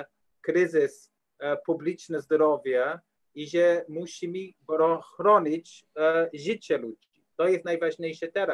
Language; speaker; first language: Polish; non-native, learner; English